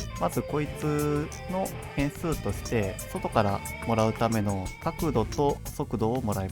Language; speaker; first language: Japanese; native; Japanese